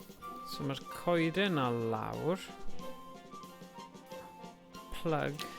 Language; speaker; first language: Welsh; native; Welsh